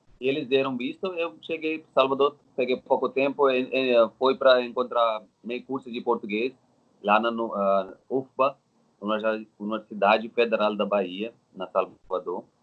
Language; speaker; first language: Portuguese; non-native, learner; Telugu